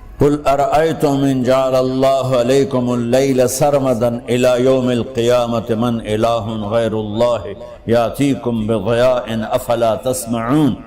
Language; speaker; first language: Urdu; non-native, local second language; Punjabi